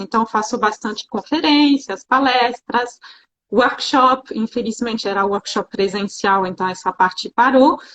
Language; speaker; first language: Portuguese; non-native, fluent; French